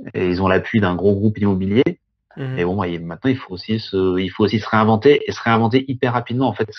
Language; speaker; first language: French; native; French